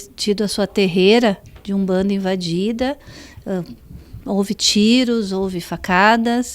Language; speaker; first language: Portuguese; native; Portuguese